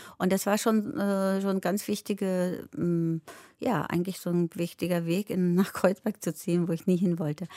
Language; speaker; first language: German; early bilingual, other home language; Turkish